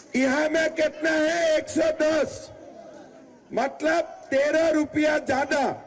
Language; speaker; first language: Hindi; non-native, local second language; Assamese